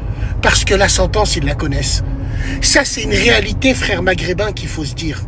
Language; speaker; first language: French; native; French